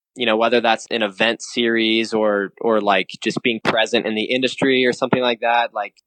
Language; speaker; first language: English; native; English